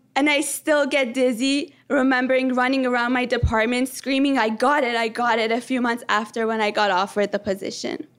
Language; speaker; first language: English; early bilingual, other home language; Persian